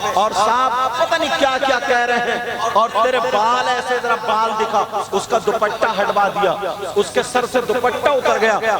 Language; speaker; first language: Urdu; native; Urdu